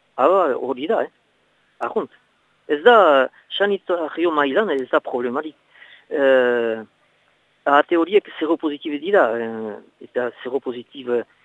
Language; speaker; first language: Basque; native; Basque